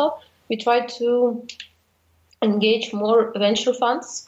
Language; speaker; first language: English; non-native, fluent; Ukrainian